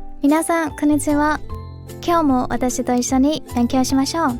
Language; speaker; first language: Japanese; non-native, fluent; Burmese